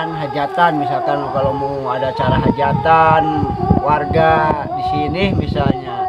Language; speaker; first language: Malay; non-native, local second language; Sundanese